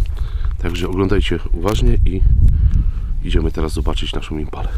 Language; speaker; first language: Polish; native; Polish